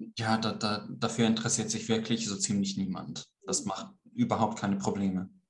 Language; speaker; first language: German; early bilingual, heritage; Swiss German